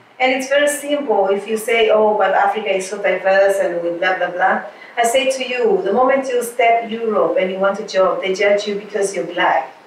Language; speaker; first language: English; non-native, fluent; Portuguese